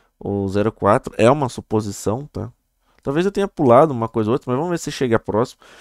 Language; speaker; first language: Portuguese; native; Portuguese